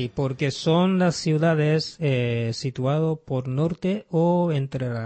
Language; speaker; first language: Spanish; non-native, fluent; Japanese